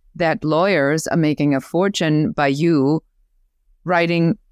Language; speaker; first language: English; non-native, fluent; German